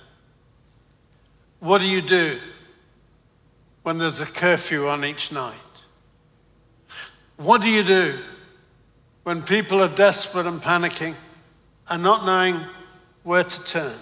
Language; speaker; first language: English; native; English